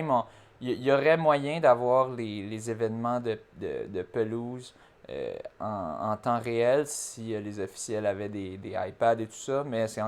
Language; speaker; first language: French; native; French